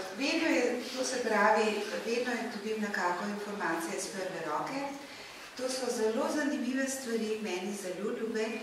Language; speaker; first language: Slovenian; native; Slovenian